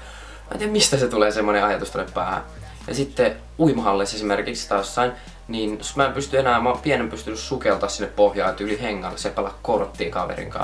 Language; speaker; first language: Finnish; native; Finnish